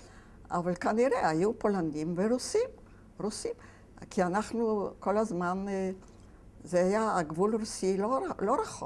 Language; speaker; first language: Hebrew; non-native, fluent; Yiddish